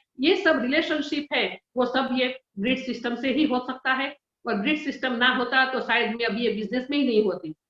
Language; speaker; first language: Hindi; non-native, local second language; Gujarati